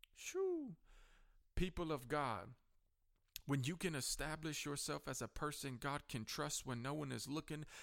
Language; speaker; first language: English; native; English